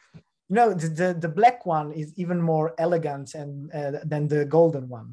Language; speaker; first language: English; non-native, fluent; Italian